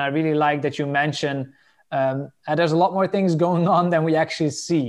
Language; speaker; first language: English; non-native, fluent; Dutch